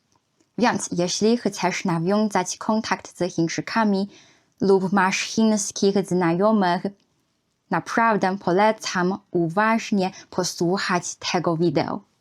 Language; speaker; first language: Polish; non-native, fluent; Chinese